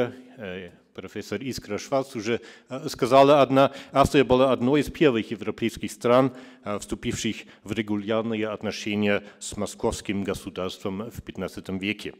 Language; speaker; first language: Russian; non-native, fluent; German